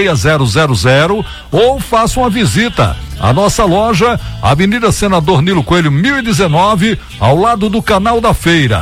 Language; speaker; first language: Portuguese; native; Portuguese